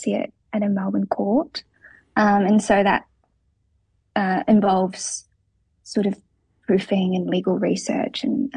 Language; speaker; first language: English; native; English